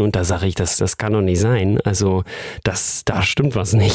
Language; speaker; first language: German; native; German